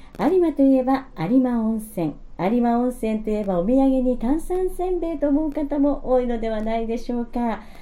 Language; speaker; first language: Japanese; native; Japanese